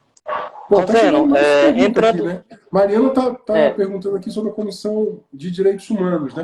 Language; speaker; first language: Portuguese; native; Portuguese